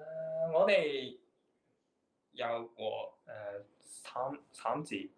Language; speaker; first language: Chinese; non-native, learner; Japanese